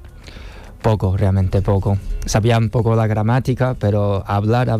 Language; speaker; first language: Spanish; non-native, fluent; Chinese